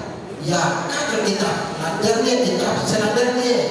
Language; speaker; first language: French; non-native, local second language; Wolof